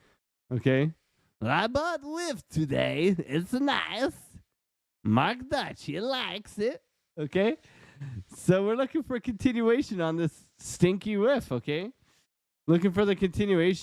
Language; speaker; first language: English; native; English